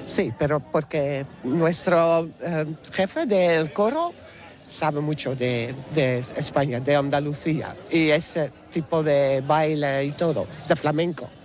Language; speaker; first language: Spanish; non-native, learner; Dutch